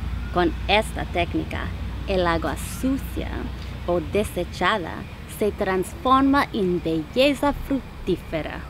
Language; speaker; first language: Spanish; non-native, learner; English